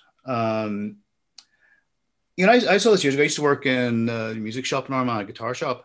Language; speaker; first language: English; native; English